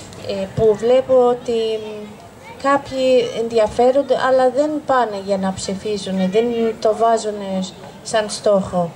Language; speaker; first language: Greek; non-native, fluent; Arabic